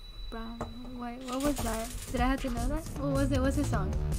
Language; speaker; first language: English; early bilingual, other home language; Japanese